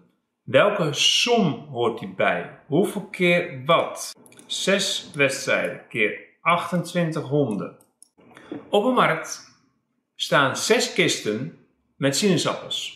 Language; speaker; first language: Dutch; native; Dutch